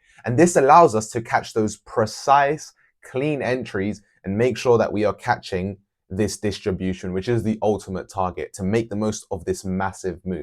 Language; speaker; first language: English; native; English